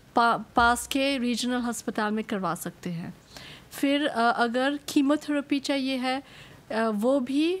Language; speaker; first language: Hindi; non-native, local second language; Morisyen